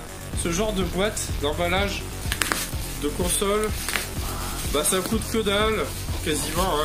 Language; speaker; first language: French; native; French